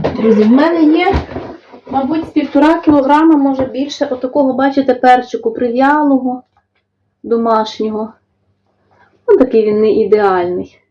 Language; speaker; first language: Ukrainian; native; Ukrainian